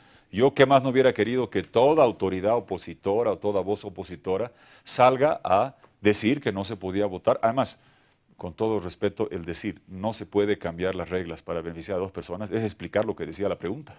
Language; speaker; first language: Spanish; native; Spanish